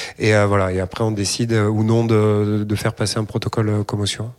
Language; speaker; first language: French; native; French